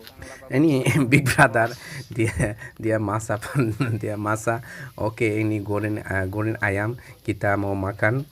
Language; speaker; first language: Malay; non-native, learner; Bangla